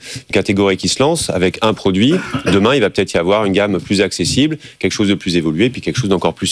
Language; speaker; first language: French; native; French